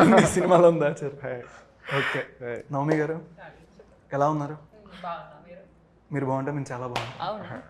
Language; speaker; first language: Telugu; native; Telugu